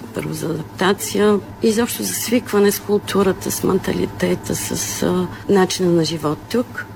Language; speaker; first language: Bulgarian; non-native, local second language; Turkish